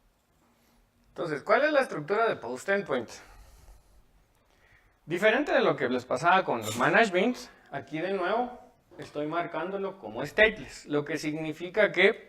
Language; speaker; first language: Spanish; native; Spanish